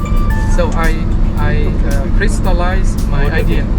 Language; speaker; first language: English; non-native, learner; Thai